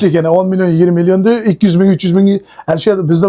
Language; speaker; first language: Turkish; non-native, learner; Uyghur